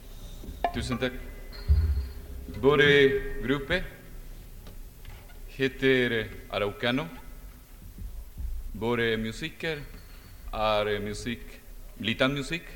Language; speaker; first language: Norwegian; non-native, learner; Spanish